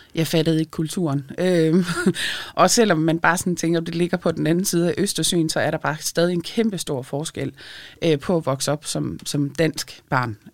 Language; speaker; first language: Danish; early bilingual, other home language; Lithuanian